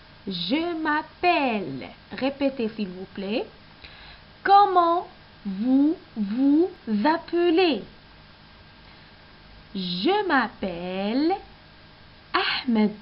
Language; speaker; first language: French; non-native, local second language; Arabic